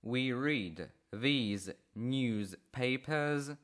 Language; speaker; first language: English; non-native, fluent; Polish